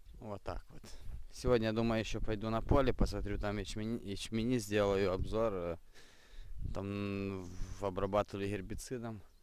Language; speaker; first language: Russian; non-native, local second language; Ukrainian